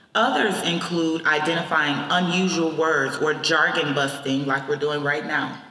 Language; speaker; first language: English; native; English